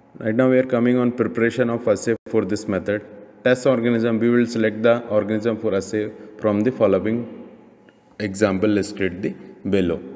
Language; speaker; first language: English; non-native, local second language; Hindi